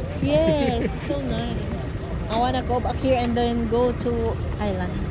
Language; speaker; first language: English; non-native, local second language; Filipino